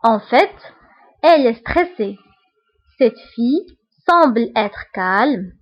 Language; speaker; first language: French; non-native, local second language; Arabic